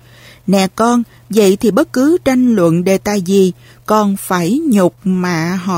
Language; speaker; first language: Vietnamese; native; Vietnamese